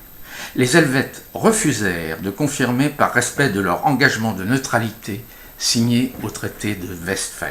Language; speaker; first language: French; native; French